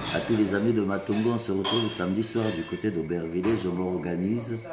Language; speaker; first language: French; non-native, local second language; Lingala